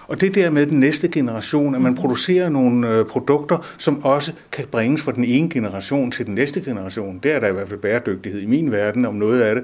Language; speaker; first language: Danish; native; Danish